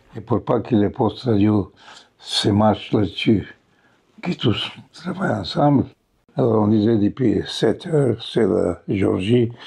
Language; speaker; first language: French; non-native, fluent; Bulgarian